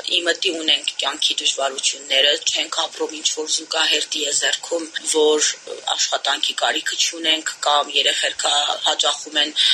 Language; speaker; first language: Armenian; early bilingual, heritage; Armenian